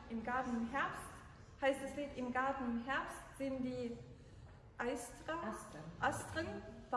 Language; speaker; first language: German; non-native, fluent; Ukrainian